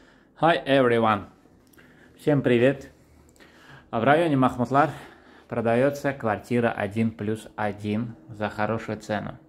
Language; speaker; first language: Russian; non-native, fluent; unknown